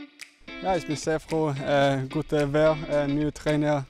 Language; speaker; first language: Dutch; non-native, learner; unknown